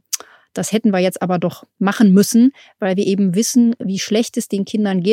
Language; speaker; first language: German; native; German